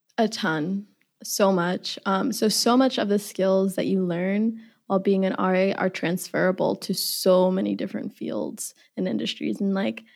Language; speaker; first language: English; early bilingual, other home language; Somali